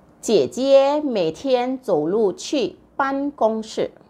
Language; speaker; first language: Chinese; non-native, local second language; Malay